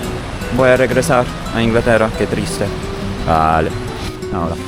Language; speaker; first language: Spanish; non-native, learner; English